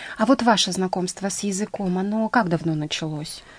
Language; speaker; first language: Russian; native; Russian